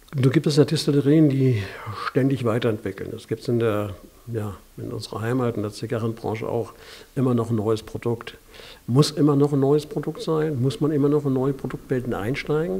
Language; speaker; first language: German; native; German